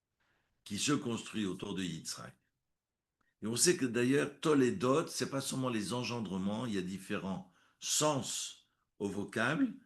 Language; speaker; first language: French; native; French